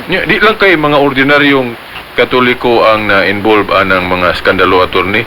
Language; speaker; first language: Cebuano; native; Cebuano